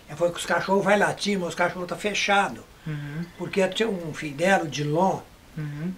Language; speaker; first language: Portuguese; native; Portuguese